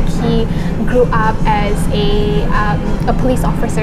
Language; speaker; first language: English; non-native, local second language; Malay